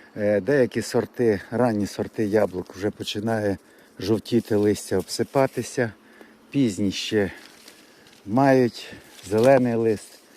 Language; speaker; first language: Ukrainian; native; Ukrainian